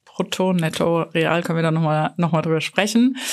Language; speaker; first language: German; native; German